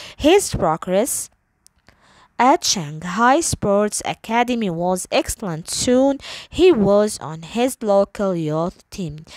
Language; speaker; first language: English; non-native, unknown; Arabic